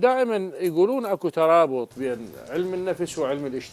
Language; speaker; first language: Arabic; native; Arabic